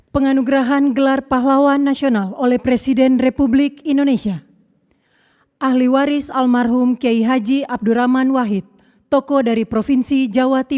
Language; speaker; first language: Indonesian; native; Indonesian